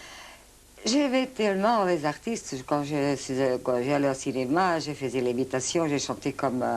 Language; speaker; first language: French; non-native, fluent; Portuguese